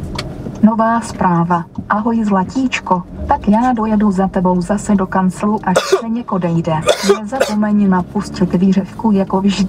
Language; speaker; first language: Czech; native; Czech